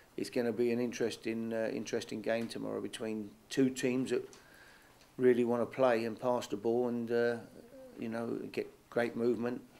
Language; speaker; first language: English; native; English